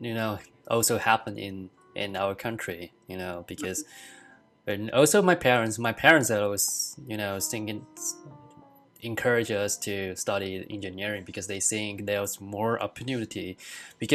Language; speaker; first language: English; non-native, fluent; Chinese